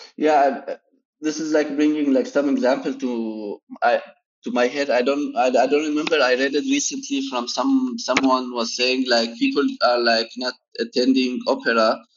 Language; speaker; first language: English; non-native, fluent; Arabic